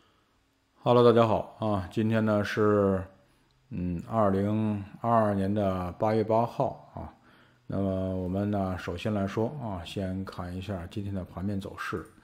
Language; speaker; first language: Chinese; native; Chinese